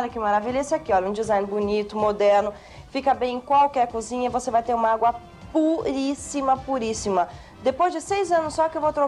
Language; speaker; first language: Portuguese; native; Portuguese